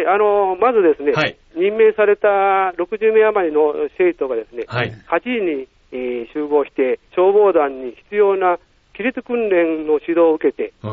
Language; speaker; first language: Japanese; native; Japanese